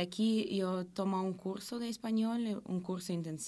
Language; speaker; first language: Spanish; non-native, learner; Russian